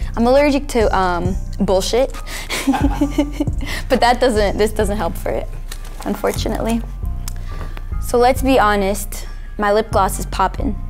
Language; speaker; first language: English; native; English